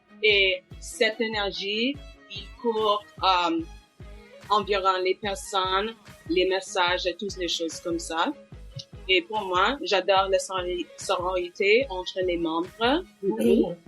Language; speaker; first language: French; non-native, local second language; English